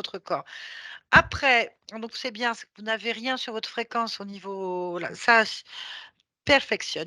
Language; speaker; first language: French; native; French